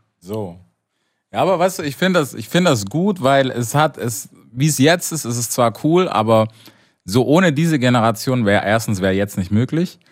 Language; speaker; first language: German; native; German